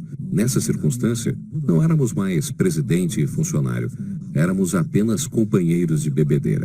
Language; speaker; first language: Portuguese; native; Portuguese